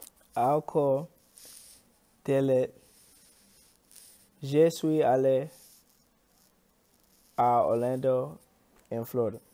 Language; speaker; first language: French; non-native, learner; English